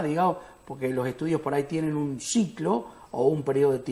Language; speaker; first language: Spanish; native; Spanish